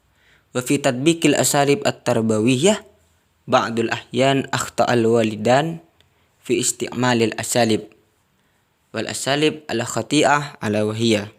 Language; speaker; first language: Arabic; non-native, learner; Indonesian